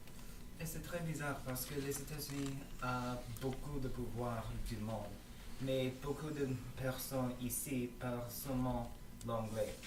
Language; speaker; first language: French; non-native, learner; English